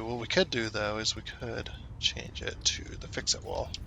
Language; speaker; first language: English; native; English